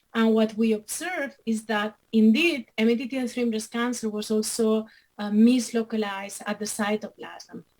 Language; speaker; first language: English; non-native, fluent; Catalan